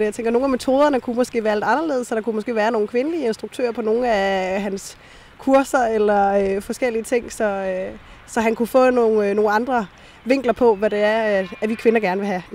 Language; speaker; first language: Danish; native; Danish